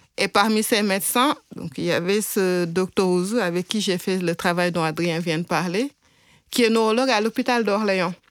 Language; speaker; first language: French; non-native, local second language; Wolof